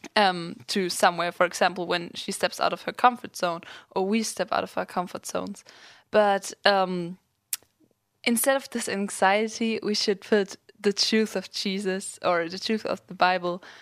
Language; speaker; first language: English; non-native, fluent; German